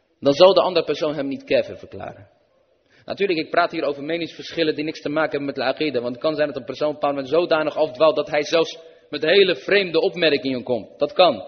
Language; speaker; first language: Dutch; early bilingual, other home language; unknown